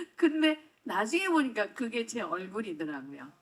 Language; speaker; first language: Korean; native; Korean